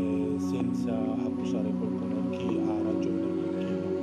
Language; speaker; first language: Italian; non-native, learner; Indonesian